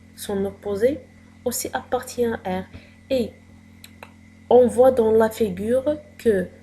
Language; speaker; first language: French; non-native, local second language; Arabic